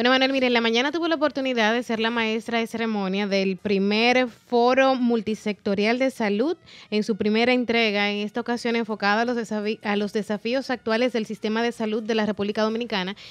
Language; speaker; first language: Spanish; native; Spanish